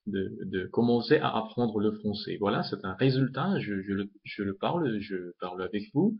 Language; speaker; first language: French; non-native, fluent; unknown